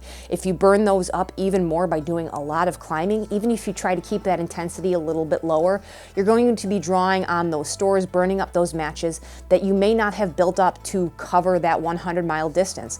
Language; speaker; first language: English; native; English